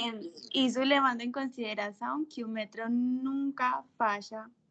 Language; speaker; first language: Portuguese; non-native, fluent; Spanish